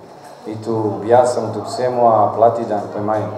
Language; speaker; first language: Indonesian; non-native, learner; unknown